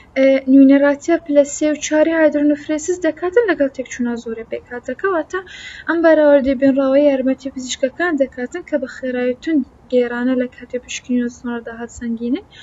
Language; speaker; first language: Central Kurdish; non-native, local second language; Kurdish